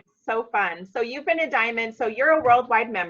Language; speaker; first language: English; native; English